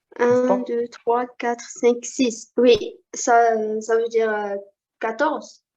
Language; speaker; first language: French; non-native, learner; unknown